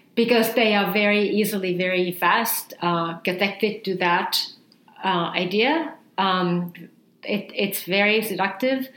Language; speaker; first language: English; non-native, fluent; Finnish